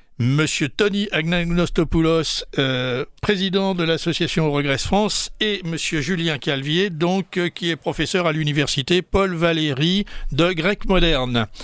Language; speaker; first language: French; native; French